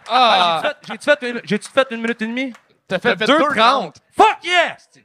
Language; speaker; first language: French; native; French